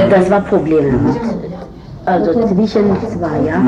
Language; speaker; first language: German; non-native, learner; Kurdish